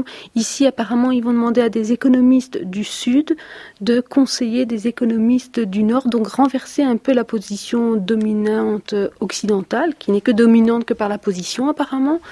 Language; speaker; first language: French; native; French